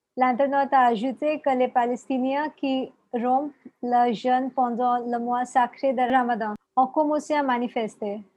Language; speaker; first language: French; non-native, fluent; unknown